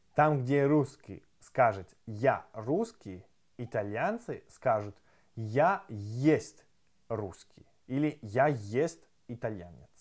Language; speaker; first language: Russian; non-native, fluent; Italian